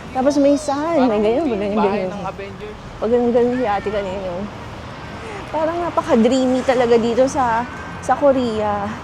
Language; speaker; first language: Filipino; native; Filipino